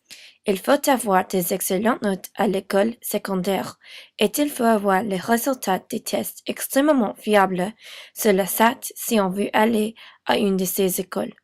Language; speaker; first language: French; non-native, learner; English